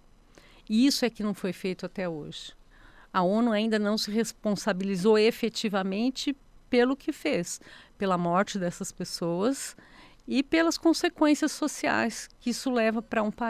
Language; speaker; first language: Portuguese; native; Portuguese